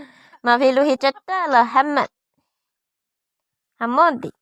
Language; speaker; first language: Arabic; non-native, learner; Hmong